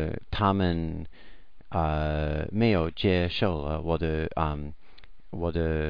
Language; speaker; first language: Chinese; non-native, learner; English